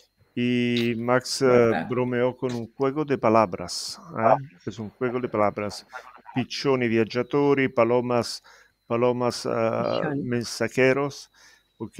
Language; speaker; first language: Spanish; non-native, learner; Italian